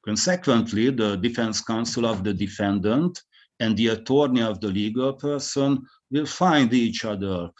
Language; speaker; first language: English; non-native, fluent; Hungarian